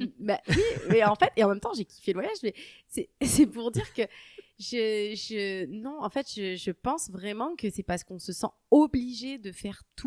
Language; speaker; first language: French; native; French